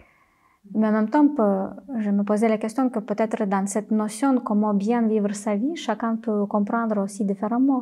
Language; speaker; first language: French; non-native, fluent; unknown